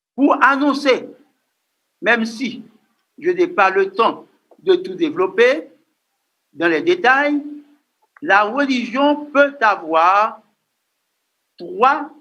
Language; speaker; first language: French; non-native, local second language; Haitian Creole